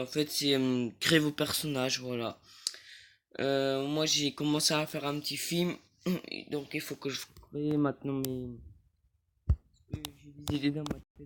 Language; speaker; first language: French; native; French